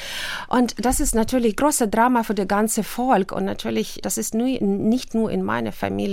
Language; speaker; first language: German; non-native, fluent; Ukrainian